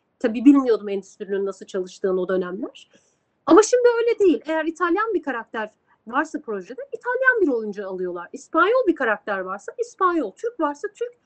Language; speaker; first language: Turkish; native; Turkish